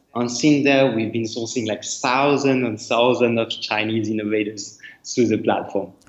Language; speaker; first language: English; non-native, fluent; French